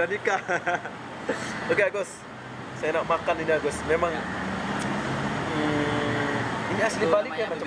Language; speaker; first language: Indonesian; non-native, local second language; Sasak